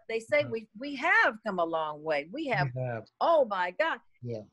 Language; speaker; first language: English; native; English